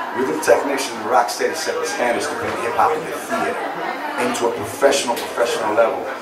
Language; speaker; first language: English; native; English